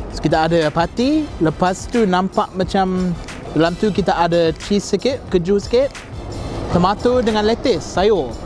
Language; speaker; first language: Malay; non-native, fluent; English